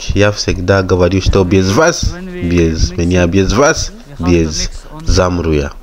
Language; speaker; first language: Russian; non-native, fluent; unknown